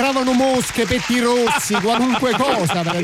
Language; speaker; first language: Italian; native; Italian